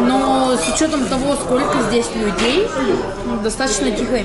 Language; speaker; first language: Russian; native; Russian